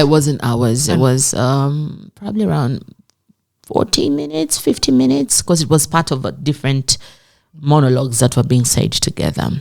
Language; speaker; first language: English; non-native, local second language; Swahili